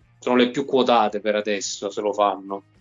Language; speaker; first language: Italian; native; Italian